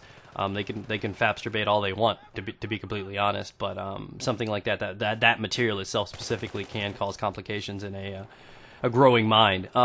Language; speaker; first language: English; native; English